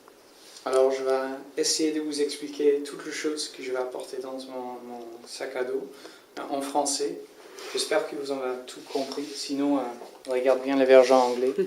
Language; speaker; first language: French; non-native, learner; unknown